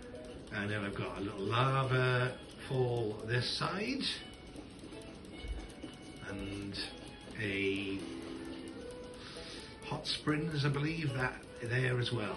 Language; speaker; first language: English; native; English